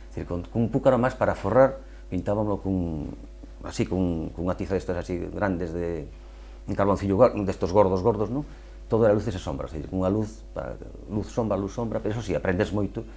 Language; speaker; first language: Galician; native; Galician